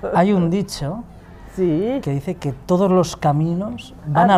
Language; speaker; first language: Spanish; native; Spanish